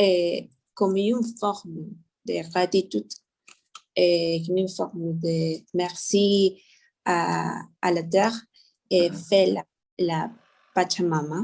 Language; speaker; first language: French; non-native, learner; Spanish